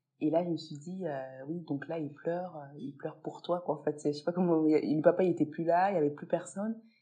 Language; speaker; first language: French; early bilingual, other home language; Fula